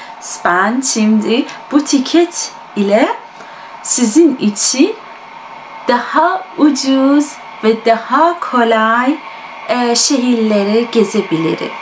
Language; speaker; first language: Turkish; non-native, fluent; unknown